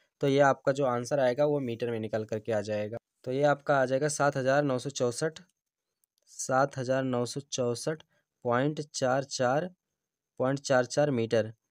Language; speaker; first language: Hindi; native; Hindi